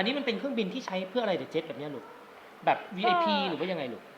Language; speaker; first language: Thai; native; Thai